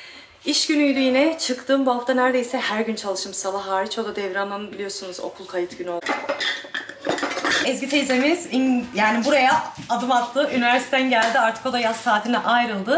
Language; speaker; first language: Turkish; native; Turkish